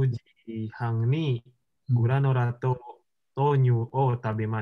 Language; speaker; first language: Japanese; non-native, learner; Indonesian